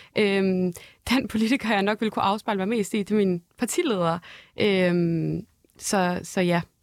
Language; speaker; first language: Danish; early bilingual, other home language; Arabic